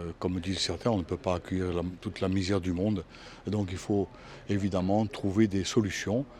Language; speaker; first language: French; native; French